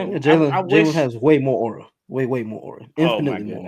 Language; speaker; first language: English; native; English